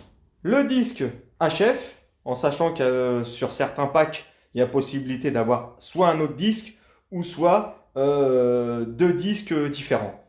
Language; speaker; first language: French; native; French